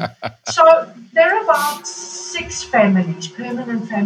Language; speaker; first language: English; native; English